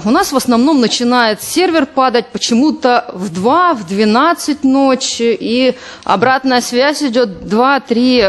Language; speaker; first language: Russian; native; Russian